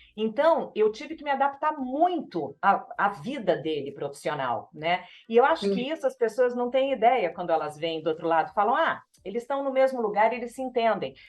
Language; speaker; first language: Portuguese; native; Portuguese